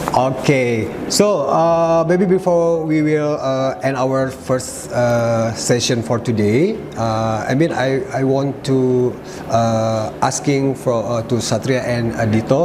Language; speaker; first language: English; non-native, learner; Indonesian